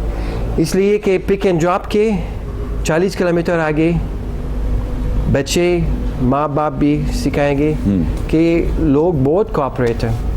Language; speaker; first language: Hindi; non-native, learner; English